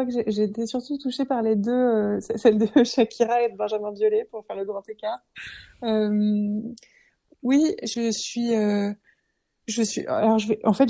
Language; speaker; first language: French; native; French